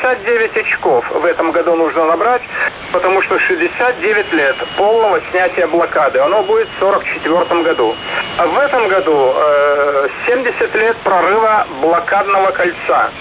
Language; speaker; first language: Russian; native; Russian